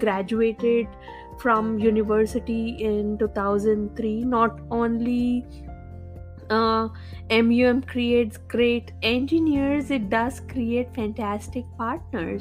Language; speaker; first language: English; non-native, local second language; Hindi